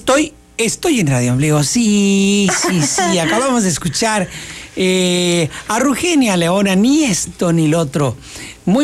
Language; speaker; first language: Spanish; native; Spanish